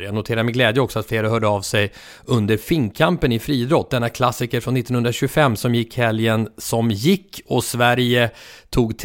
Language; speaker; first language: Swedish; native; Swedish